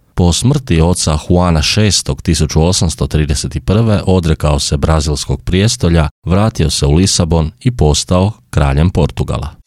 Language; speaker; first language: Croatian; native; Croatian